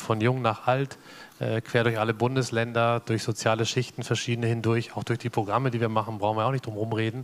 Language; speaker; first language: German; native; German